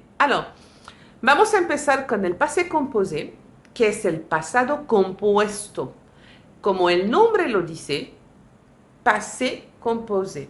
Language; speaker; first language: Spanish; non-native, learner; French